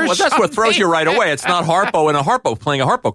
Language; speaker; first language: English; native; English